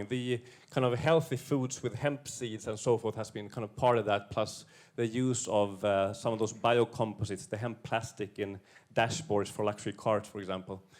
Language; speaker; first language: English; non-native, fluent; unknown